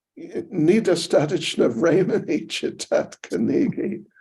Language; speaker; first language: Russian; non-native, learner; English